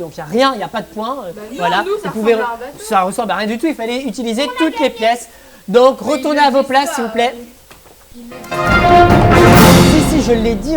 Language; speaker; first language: French; native; French